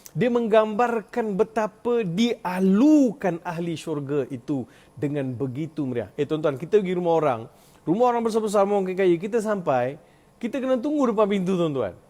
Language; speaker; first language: Malay; non-native, local second language; Tamil